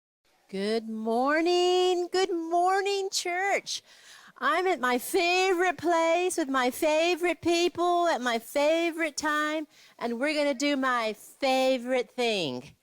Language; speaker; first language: English; native; English